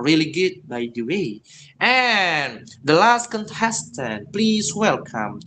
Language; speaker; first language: English; non-native, fluent; Indonesian